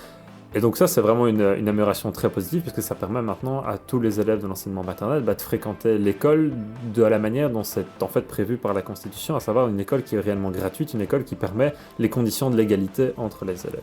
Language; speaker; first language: French; native; French